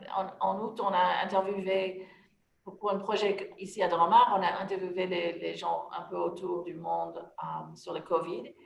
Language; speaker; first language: French; non-native, fluent; English